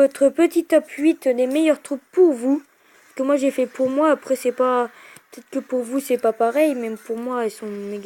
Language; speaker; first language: French; native; French